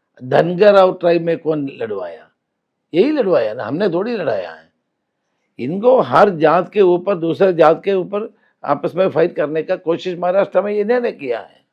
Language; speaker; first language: Hindi; non-native, local second language; Malayalam